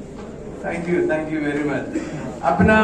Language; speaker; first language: Hindi; non-native, local second language; Malayalam